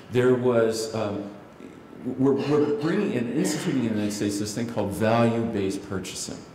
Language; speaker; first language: English; native; English